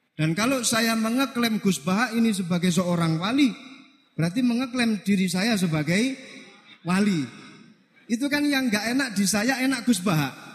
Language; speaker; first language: Indonesian; non-native, local second language; Javanese